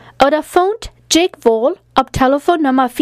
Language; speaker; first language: German; non-native, learner; Plautdietsch